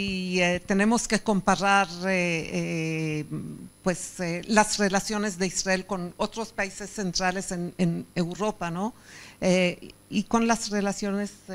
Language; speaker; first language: Spanish; non-native, fluent; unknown